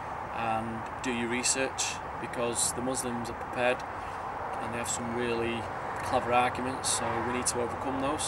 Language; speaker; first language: English; native; English